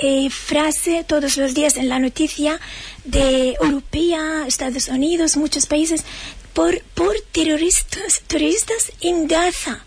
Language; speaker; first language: Spanish; non-native, fluent; Arabic